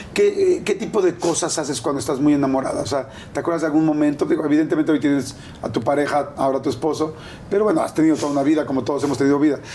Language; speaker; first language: Spanish; native; Spanish